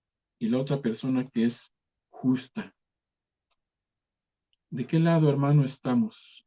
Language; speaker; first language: Spanish; native; Spanish